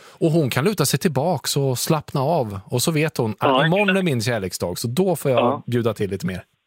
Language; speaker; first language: Swedish; native; Swedish